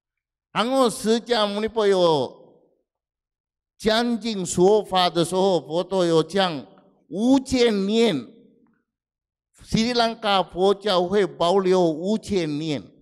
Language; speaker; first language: Chinese; non-native, fluent; Sinhala